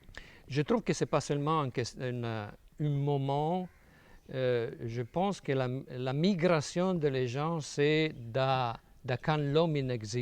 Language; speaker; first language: French; non-native, fluent; Italian